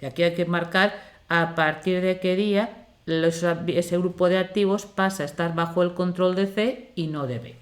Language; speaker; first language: Spanish; native; Spanish